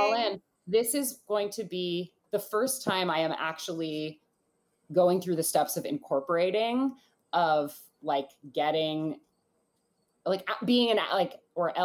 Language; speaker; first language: English; native; English